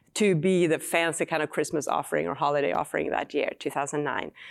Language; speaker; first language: English; non-native, fluent; Swedish